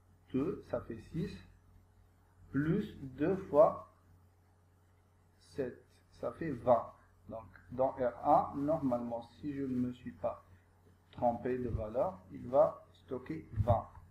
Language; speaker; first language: French; non-native, local second language; Arabic